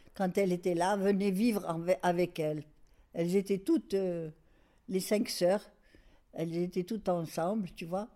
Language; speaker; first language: French; native; French